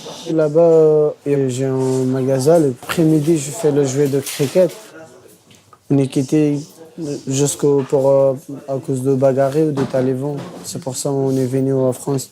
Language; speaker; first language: French; non-native, learner; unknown